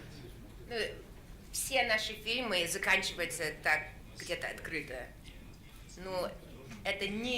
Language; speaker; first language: Russian; early bilingual, heritage; Russian